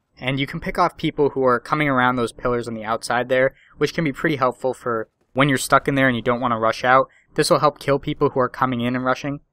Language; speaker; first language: English; native; English